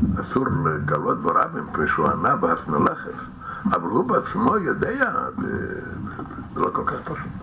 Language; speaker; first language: Hebrew; non-native, fluent; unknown